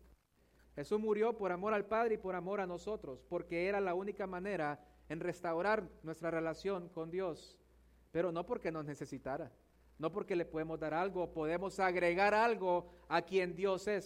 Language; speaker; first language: Spanish; native; Spanish